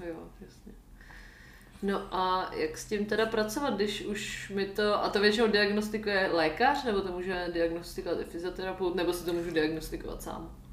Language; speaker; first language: Czech; native; Czech